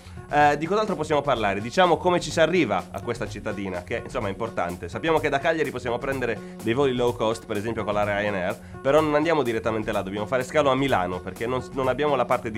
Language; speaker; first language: Italian; native; Italian